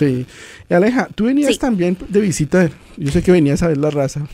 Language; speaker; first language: Spanish; native; Spanish